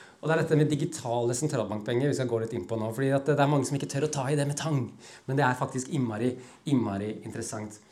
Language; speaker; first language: Norwegian; native; Norwegian